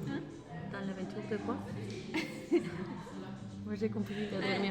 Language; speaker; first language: French; non-native, learner; Spanish